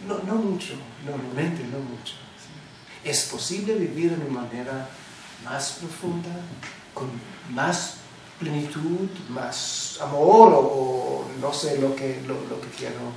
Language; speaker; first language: Spanish; non-native, fluent; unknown